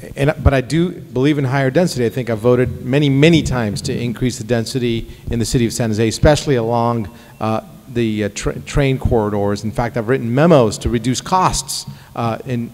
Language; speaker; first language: English; early bilingual, other home language; Arabic